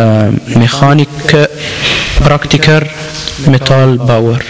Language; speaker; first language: German; non-native, learner; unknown